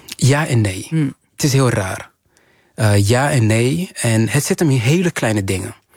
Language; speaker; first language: Dutch; early bilingual, other home language; Kinyarwanda